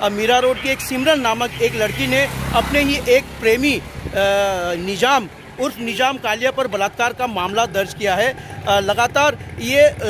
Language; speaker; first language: Hindi; native; Hindi